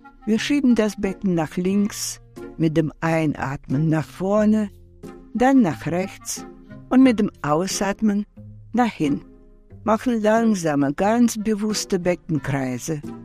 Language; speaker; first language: German; non-native, fluent; Russian